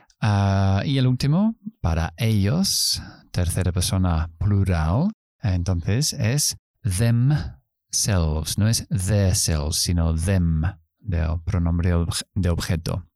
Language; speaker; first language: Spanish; non-native, fluent; English